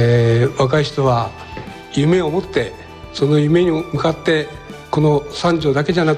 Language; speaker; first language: Japanese; native; Japanese